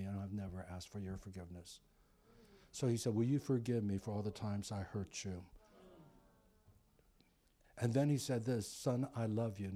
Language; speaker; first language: English; native; English